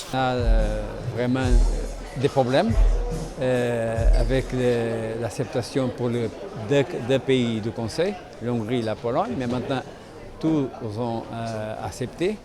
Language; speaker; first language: French; non-native, fluent; Spanish